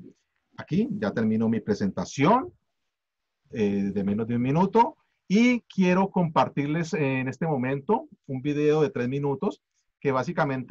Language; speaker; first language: Spanish; native; Spanish